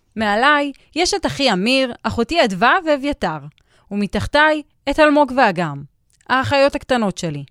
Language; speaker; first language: Hebrew; native; Hebrew